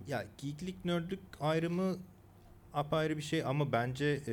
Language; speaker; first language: Turkish; early bilingual, other home language; Korean